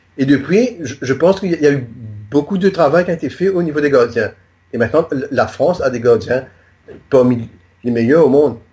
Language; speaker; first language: French; non-native, local second language; Morisyen